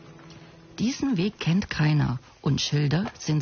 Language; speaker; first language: German; native; German